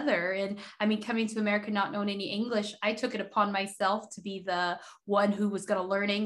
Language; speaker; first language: English; early bilingual, other home language; Haitian Creole